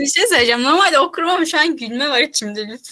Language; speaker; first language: Turkish; native; Turkish